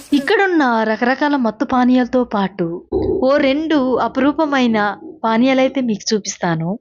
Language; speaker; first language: Telugu; non-native, local second language; Koya